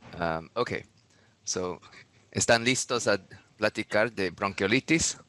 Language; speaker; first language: Spanish; non-native, learner; English